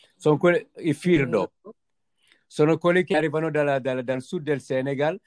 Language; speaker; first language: Italian; non-native, fluent; Wolof